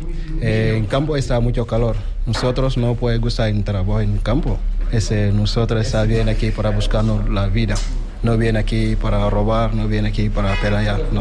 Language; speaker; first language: Spanish; non-native, learner; Wolof